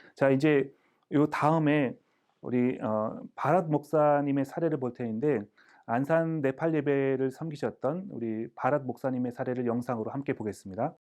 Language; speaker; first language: Korean; native; Korean